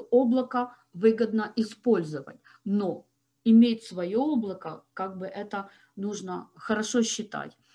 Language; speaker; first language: Russian; native; Russian